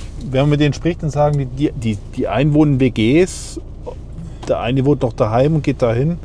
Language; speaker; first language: German; native; German